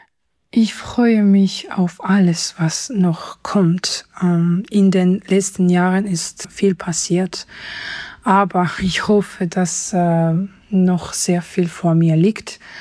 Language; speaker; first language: German; non-native, fluent; Georgian